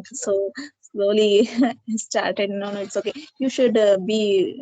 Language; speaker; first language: English; non-native, learner; Telugu